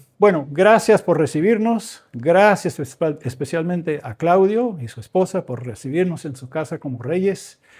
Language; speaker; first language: Spanish; early bilingual, other home language; English